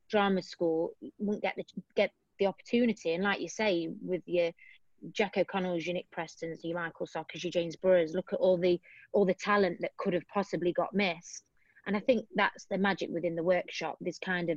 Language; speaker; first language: English; native; English